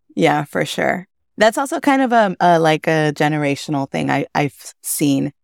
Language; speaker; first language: English; early bilingual, other home language; Spanish